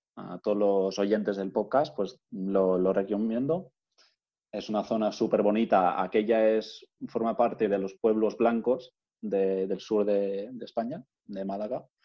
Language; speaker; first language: Spanish; non-native, fluent; English